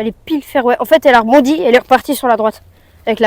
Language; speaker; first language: French; native; French